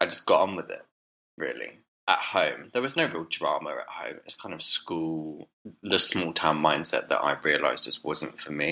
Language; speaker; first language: English; native; English